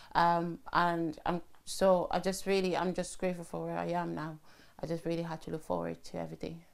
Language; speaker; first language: English; early bilingual, other home language; French